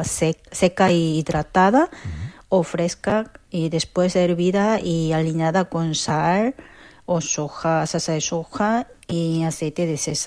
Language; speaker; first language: Spanish; non-native, fluent; Korean